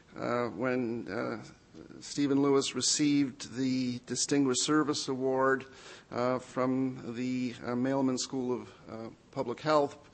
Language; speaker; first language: English; native; English